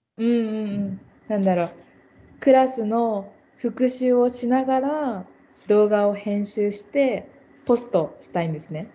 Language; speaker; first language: Japanese; native; Japanese